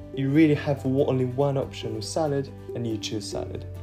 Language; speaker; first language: English; non-native, fluent; Japanese